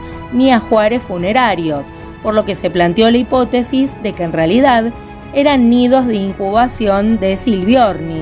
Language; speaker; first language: Spanish; native; Spanish